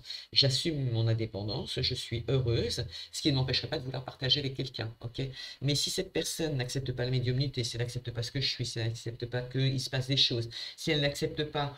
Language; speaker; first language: French; native; French